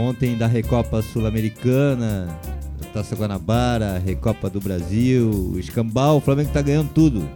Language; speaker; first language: Portuguese; native; Portuguese